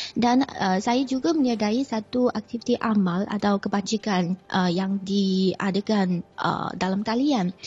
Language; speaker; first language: Malay; non-native, fluent; Chinese